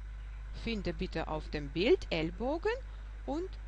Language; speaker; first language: German; non-native, fluent; Russian